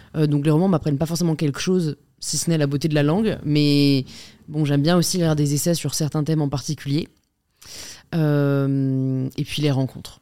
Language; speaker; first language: French; native; French